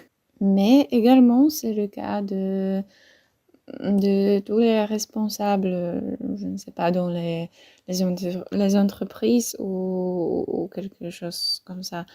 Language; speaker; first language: French; non-native, fluent; Polish